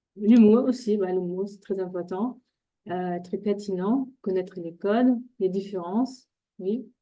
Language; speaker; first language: French; non-native, fluent; German